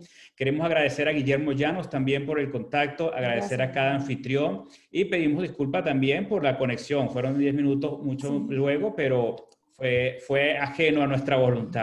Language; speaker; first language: Spanish; native; Spanish